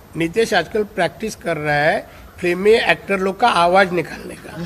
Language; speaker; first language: Hindi; non-native, local second language; Marathi